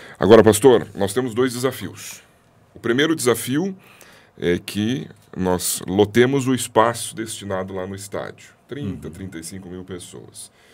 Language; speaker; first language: Portuguese; native; Portuguese